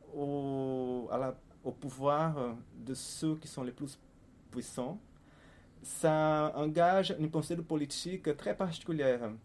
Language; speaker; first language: French; non-native, fluent; Portuguese